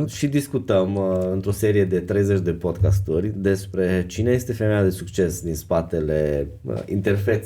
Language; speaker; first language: Romanian; native; Romanian